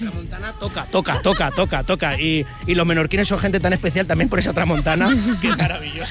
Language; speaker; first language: Spanish; native; Spanish